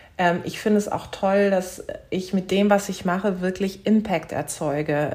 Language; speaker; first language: German; early bilingual, other home language; Turkish